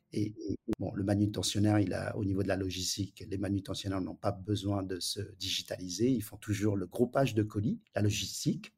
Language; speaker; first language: French; early bilingual, other home language; Wu Chinese